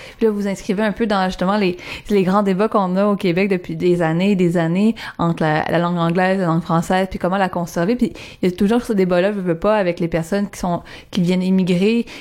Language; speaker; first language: French; early bilingual, other home language; Arabic